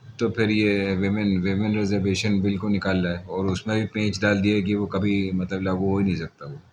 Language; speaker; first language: Hindi; native; Hindi